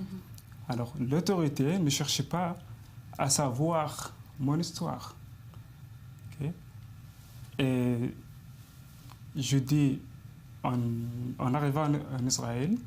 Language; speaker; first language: French; non-native, fluent; Arabic